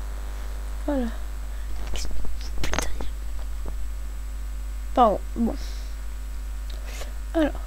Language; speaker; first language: French; native; French